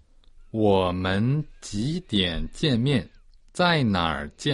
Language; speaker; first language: Chinese; non-native, learner; Portuguese